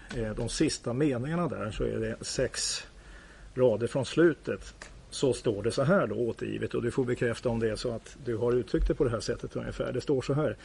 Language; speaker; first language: Swedish; native; Swedish